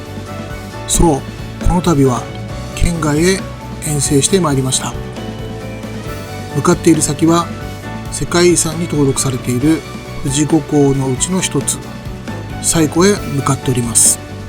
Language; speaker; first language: Japanese; native; Japanese